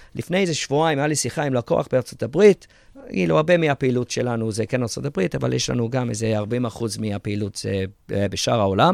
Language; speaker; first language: Hebrew; early bilingual, heritage; Hebrew